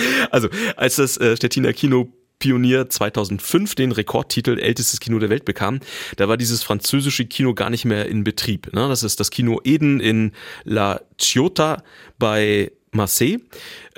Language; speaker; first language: German; native; German